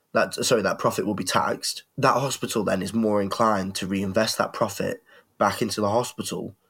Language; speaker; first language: English; native; English